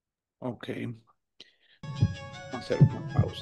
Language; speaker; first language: Spanish; native; Spanish